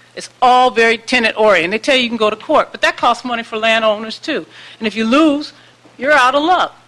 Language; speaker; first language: English; native; English